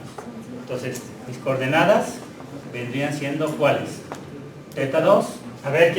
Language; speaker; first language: Spanish; native; Spanish